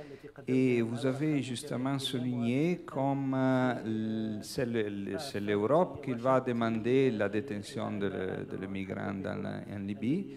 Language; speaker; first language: French; non-native, fluent; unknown